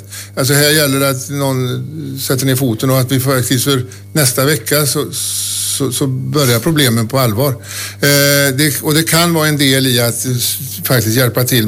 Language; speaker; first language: Swedish; native; Swedish